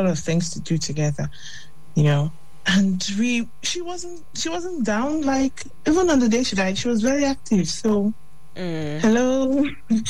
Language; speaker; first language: English; non-native, local second language; Igbo